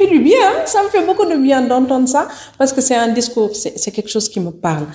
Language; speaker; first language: French; non-native, local second language; Wolof